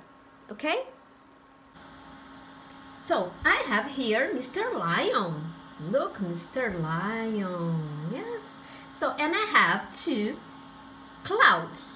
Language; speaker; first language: English; non-native, fluent; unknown